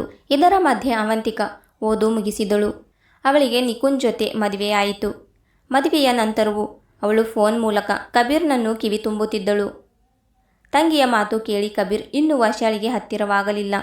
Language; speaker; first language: Kannada; native; Kannada